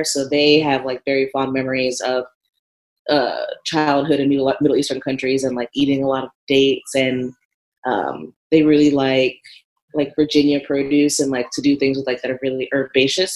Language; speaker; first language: English; native; English